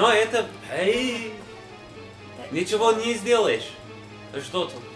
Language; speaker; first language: Russian; non-native, learner; English